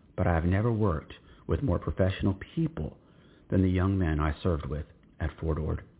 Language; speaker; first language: English; native; English